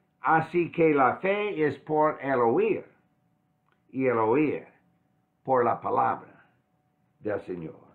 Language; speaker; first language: Spanish; non-native, fluent; English